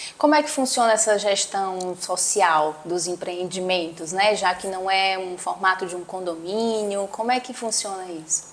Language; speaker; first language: Portuguese; native; Portuguese